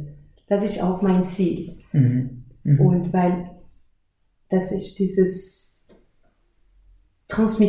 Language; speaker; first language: German; non-native, fluent; French